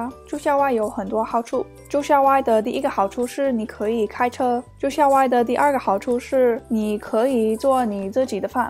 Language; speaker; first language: Chinese; non-native, learner; English